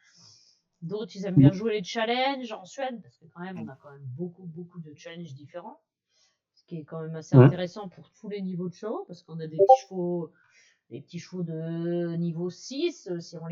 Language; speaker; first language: French; native; French